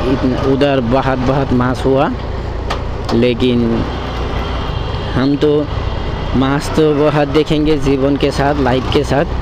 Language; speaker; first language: Hindi; non-native, learner; Bangla